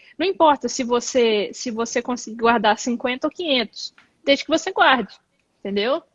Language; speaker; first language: Portuguese; native; Portuguese